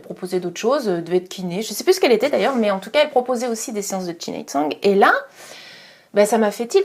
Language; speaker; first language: French; native; French